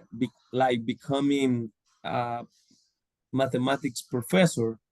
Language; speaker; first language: English; non-native, learner; Spanish